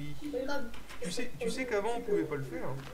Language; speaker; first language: French; native; French